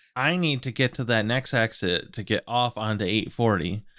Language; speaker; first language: English; native; English